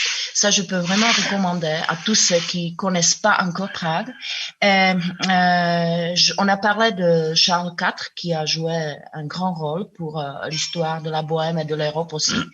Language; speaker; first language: French; non-native, fluent; Czech